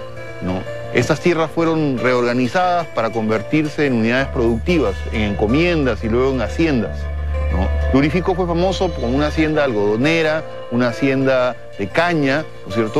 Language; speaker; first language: Spanish; native; Spanish